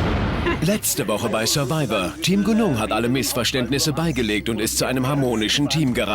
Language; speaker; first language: German; native; German